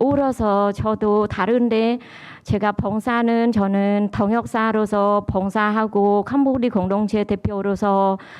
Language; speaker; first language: Korean; non-native, learner; Khmer